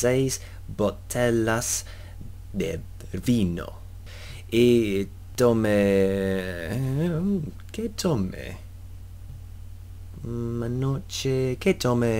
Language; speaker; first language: Spanish; non-native, learner; English